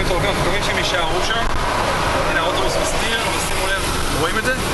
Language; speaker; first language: Hebrew; native; Hebrew